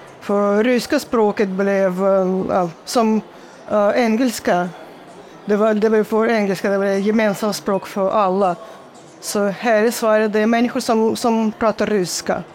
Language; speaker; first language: Swedish; non-native, fluent; Russian